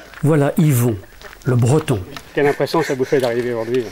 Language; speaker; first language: French; native; French